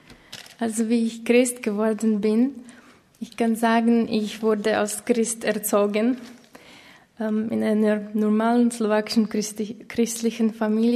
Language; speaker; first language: German; non-native, fluent; Slovak